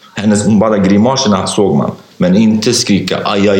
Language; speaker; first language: Swedish; non-native, fluent; Kurdish